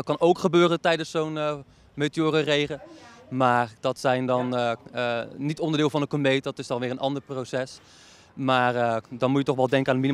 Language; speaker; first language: Dutch; native; Dutch